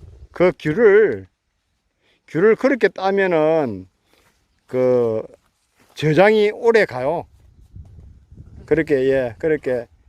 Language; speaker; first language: Korean; native; Korean